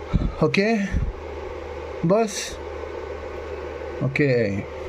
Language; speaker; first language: Indonesian; non-native, learner; English